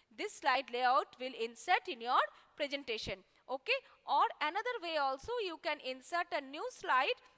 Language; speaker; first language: English; non-native, local second language; Bangla